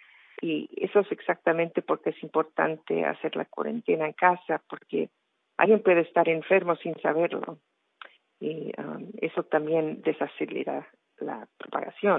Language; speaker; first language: Spanish; early bilingual, heritage; Spanish